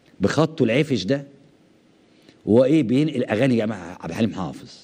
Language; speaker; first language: Arabic; native; Arabic